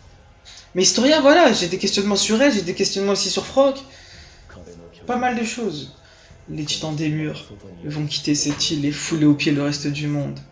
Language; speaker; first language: French; native; French